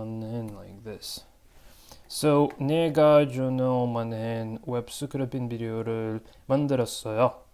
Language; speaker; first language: Korean; non-native, learner; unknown